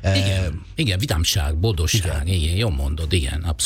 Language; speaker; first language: Hungarian; non-native, fluent; Italian